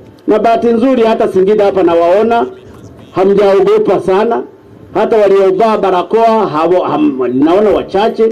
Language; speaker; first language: Swahili; native; Swahili